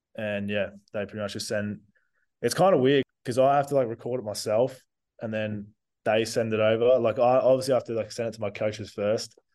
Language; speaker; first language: English; native; English